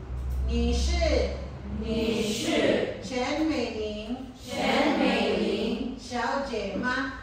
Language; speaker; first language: Chinese; non-native, fluent; Filipino